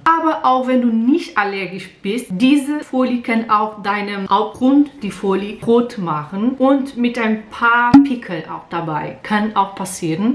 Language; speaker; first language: German; non-native, learner; Portuguese